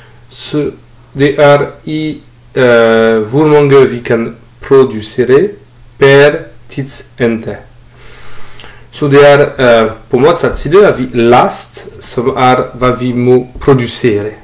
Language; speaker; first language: Norwegian; non-native, fluent; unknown